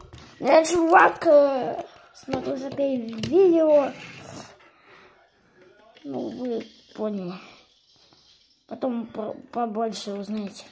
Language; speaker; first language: Russian; early bilingual, heritage; Russian